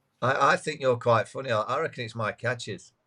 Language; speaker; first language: English; native; English